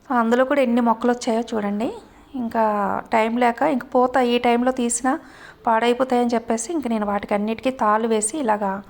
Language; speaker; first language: Telugu; native; Telugu